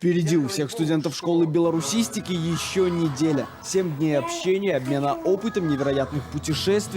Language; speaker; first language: Russian; native; Russian